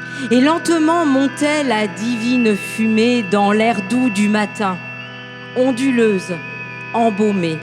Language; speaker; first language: French; native; French